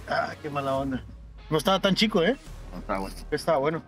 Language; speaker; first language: Spanish; native; Spanish